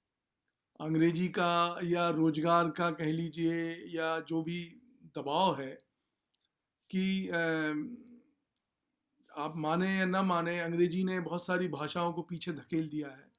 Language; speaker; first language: Hindi; native; Hindi